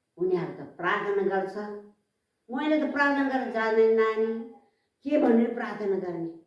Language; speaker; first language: Nepali; non-native, local second language; Tamil